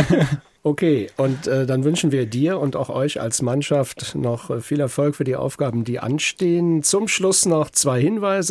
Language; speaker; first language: German; native; German